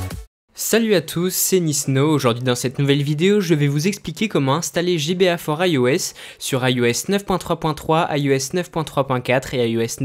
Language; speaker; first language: French; native; French